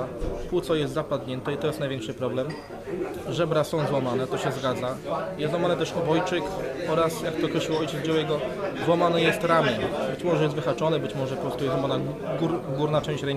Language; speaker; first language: Polish; native; Polish